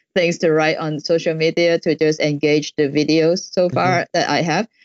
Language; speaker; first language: English; non-native, local second language; Cantonese